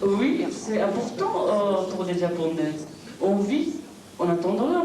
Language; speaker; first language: French; non-native, fluent; Japanese